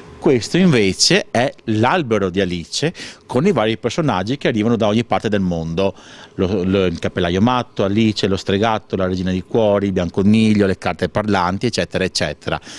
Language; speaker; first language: Italian; native; Italian